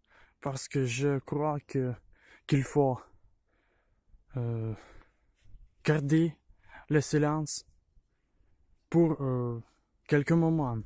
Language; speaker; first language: French; non-native, learner; Ukrainian